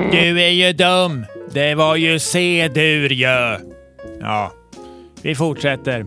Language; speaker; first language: Swedish; native; Swedish